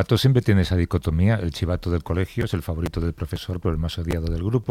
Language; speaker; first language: Spanish; native; Spanish